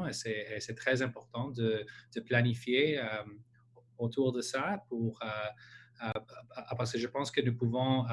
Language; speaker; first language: French; non-native, local second language; English